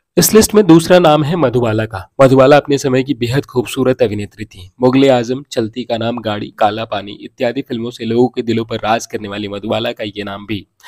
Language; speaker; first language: Hindi; native; Hindi